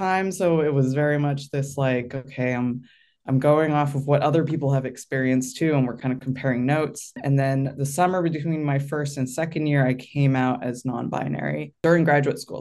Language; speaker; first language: English; native; English